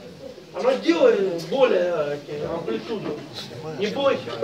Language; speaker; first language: Russian; native; Russian